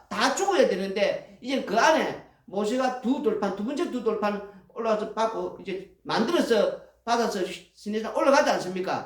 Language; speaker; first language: Korean; native; Korean